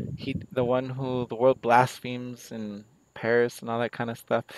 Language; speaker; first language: English; native; English